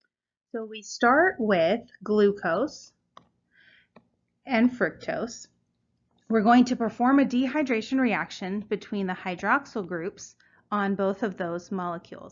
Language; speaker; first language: English; native; English